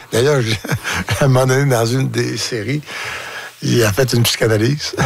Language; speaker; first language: French; native; French